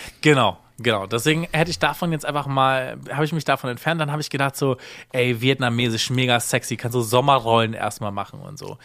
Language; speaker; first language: German; native; German